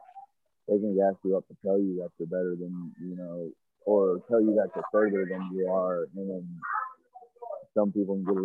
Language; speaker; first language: English; native; English